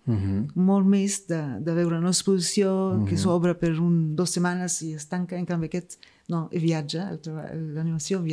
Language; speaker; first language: Catalan; non-native, fluent; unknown